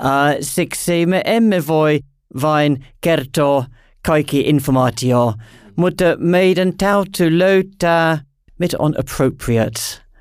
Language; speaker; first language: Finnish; non-native, learner; English